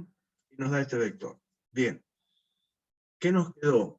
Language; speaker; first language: Spanish; native; Spanish